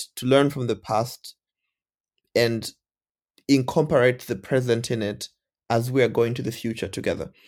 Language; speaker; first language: English; non-native, local second language; Bemba